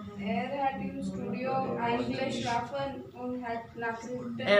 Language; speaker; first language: German; non-native, learner; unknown